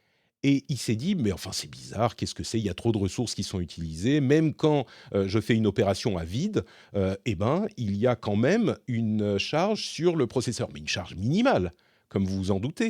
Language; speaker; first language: French; native; French